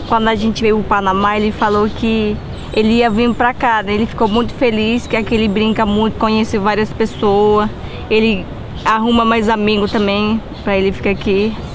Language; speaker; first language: Portuguese; non-native, local second language; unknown